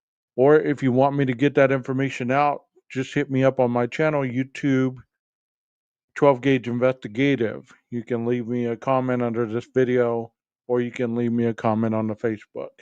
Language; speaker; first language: English; native; English